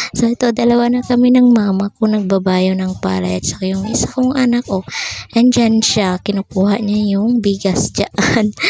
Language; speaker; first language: Filipino; non-native, local second language; Cebuano